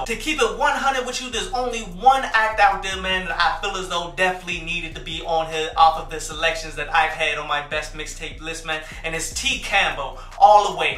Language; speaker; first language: English; native; English